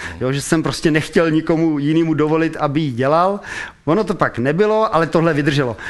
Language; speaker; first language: Czech; native; Czech